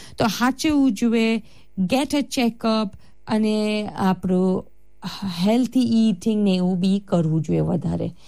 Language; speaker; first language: Gujarati; early bilingual, heritage; Gujarati